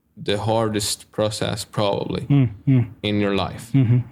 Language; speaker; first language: English; non-native, fluent; Hungarian